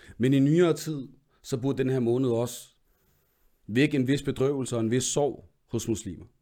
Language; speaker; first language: Danish; early bilingual, other home language; Arabic